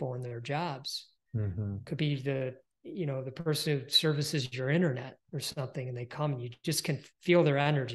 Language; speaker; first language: English; native; English